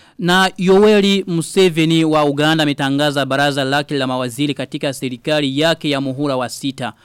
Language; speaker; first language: Swahili; non-native, local second language; Rundi